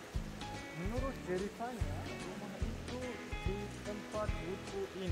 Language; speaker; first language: Indonesian; non-native, fluent; Turkish